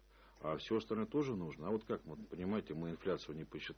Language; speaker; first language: Russian; native; Russian